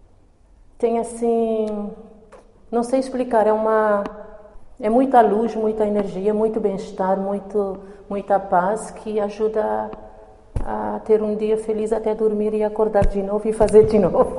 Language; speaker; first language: Portuguese; non-native, local second language; Kabuverdianu